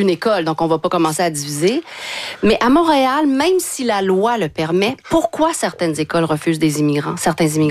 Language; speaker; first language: French; native; French